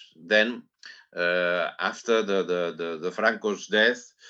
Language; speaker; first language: English; non-native, learner; Catalan